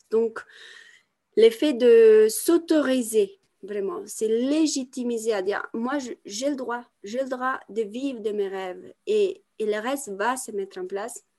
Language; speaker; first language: French; non-native, fluent; Italian